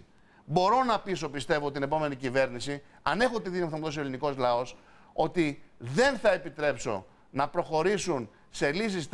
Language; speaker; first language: Greek; native; Greek